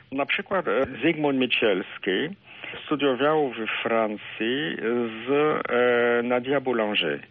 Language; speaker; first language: Polish; non-native, fluent; French